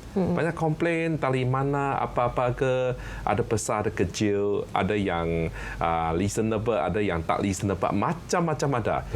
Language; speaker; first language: Malay; non-native, local second language; Chinese